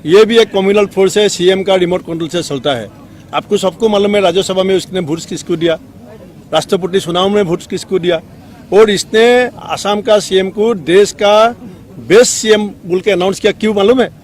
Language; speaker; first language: Hindi; non-native, local second language; Assamese